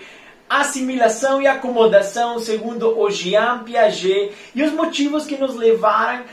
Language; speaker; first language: Portuguese; non-native, fluent; Spanish